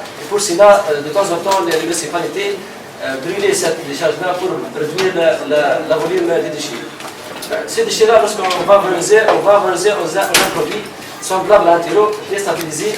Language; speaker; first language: French; non-native, local second language; Arabic